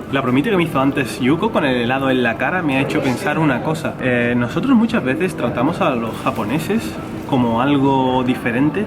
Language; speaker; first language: Spanish; native; Spanish